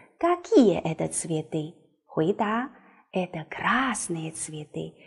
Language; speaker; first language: Russian; non-native, fluent; Chinese